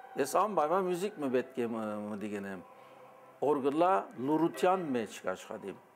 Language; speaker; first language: Armenian; early bilingual, heritage; Armenian